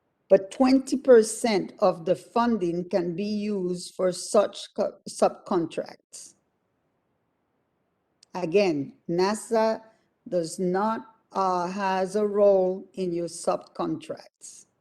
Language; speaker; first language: English; non-native, fluent; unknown